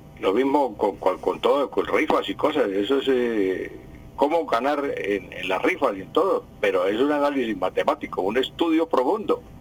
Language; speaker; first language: Spanish; native; Spanish